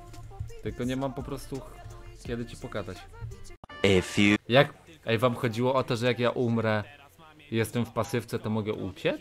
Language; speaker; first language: Polish; native; Polish